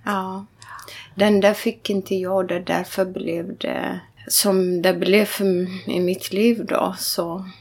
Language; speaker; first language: Swedish; non-native, fluent; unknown